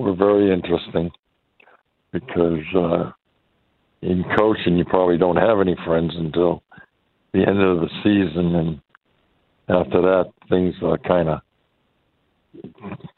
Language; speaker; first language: English; native; English